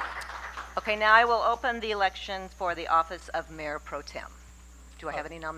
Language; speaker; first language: English; native; English